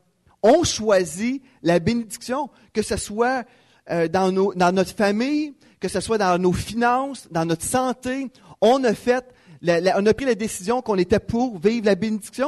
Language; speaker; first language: French; native; French